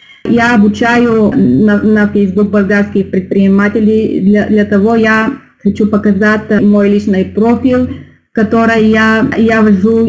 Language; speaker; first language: Russian; non-native, learner; Bulgarian